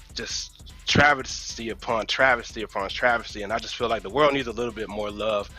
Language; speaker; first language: English; native; English